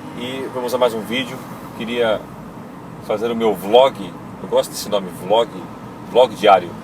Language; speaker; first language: Portuguese; native; Portuguese